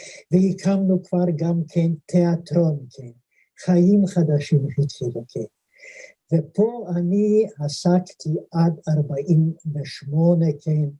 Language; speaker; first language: Hebrew; non-native, fluent; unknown